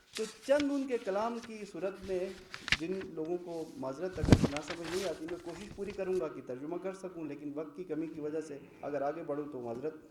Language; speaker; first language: Urdu; non-native, local second language; Shina